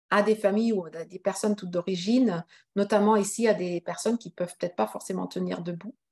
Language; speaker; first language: French; non-native, fluent; German